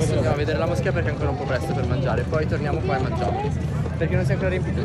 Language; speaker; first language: Italian; native; Italian